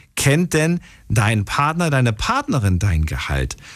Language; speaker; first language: German; non-native, fluent; Slovak